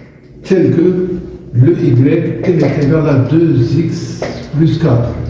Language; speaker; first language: French; non-native, local second language; Arabic